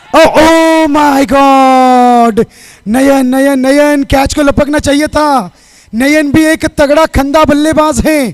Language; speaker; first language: Hindi; non-native, local second language; Marathi